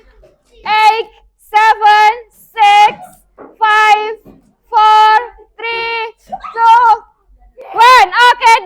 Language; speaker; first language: English; non-native, fluent; Indonesian